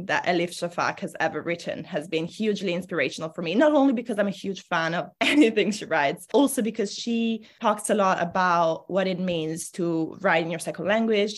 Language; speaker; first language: English; non-native, fluent; Italian